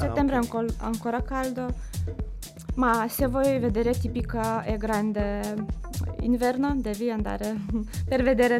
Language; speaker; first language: Italian; non-native, learner; Lithuanian